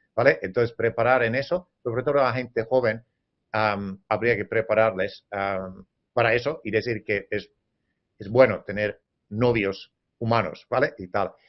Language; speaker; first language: Spanish; non-native, fluent; Finnish